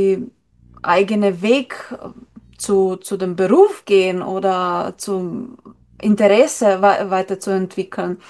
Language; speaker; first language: German; non-native, learner; Slovenian